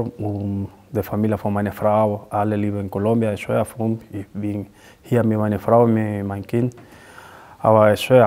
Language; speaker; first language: German; non-native, learner; Spanish